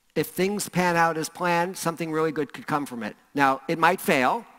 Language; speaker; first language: English; native; English